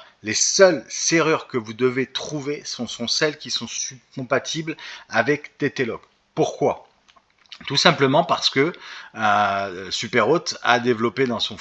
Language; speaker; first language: French; native; French